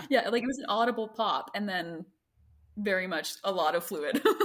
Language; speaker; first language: English; native; English